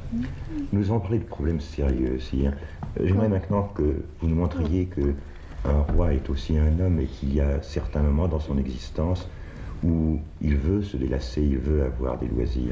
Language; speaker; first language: French; native; French